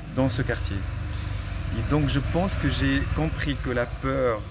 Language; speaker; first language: French; non-native, local second language; Arabic